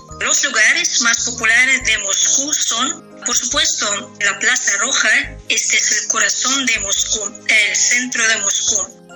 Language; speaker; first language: Spanish; non-native, fluent; Russian